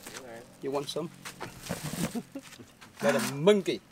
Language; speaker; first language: English; non-native, learner; Vietnamese